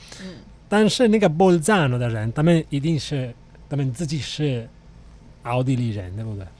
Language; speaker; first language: Chinese; non-native, fluent; Italian